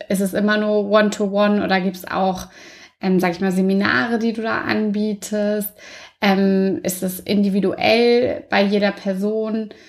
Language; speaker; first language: German; native; German